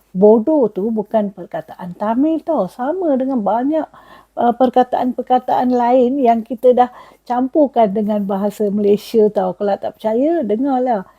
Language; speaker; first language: Malay; non-native, local second language; Tamil